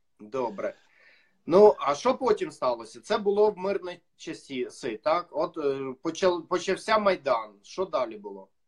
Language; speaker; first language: Ukrainian; non-native, local second language; Russian